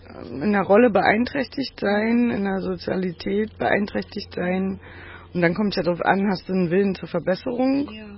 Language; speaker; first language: German; native; German